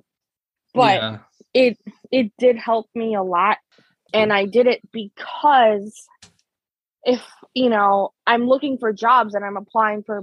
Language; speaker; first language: English; early bilingual, other home language; Spanish